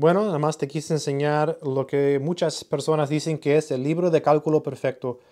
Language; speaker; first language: Spanish; early bilingual, heritage; Spanish